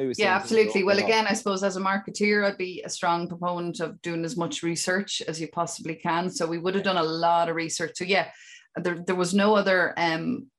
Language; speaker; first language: English; native; English